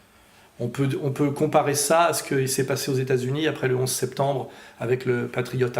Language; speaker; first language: French; native; French